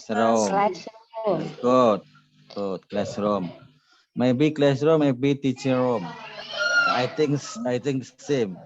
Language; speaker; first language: English; non-native, learner; Indonesian